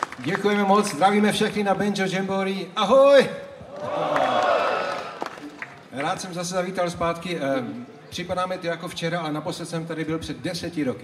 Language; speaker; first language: Czech; native; Czech